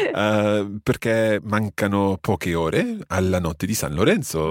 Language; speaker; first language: Italian; non-native, fluent; English